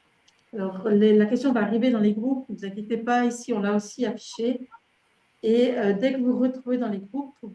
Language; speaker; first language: French; native; French